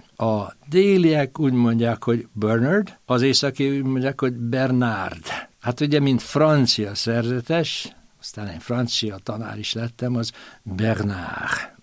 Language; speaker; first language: Hungarian; native; Hungarian